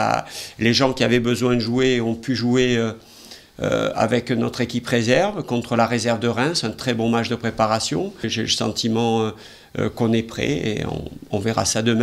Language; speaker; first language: French; native; French